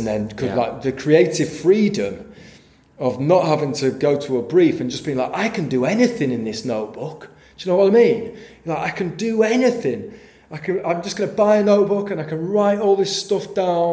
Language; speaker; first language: English; native; English